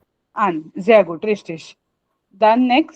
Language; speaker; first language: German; non-native, fluent; Hindi